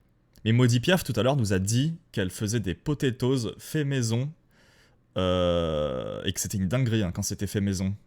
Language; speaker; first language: French; native; French